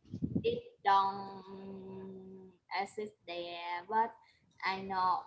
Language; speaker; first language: English; non-native, learner; Vietnamese